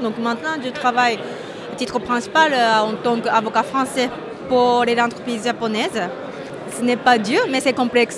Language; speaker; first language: French; non-native, fluent; Japanese